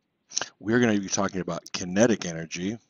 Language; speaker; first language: English; native; English